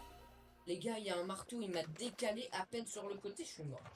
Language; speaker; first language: French; native; French